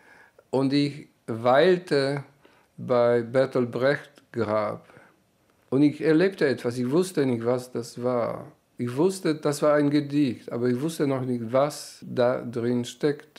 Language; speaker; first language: German; non-native, fluent; Polish